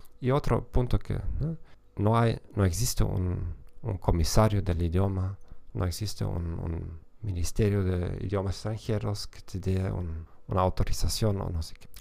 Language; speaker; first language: Spanish; non-native, fluent; German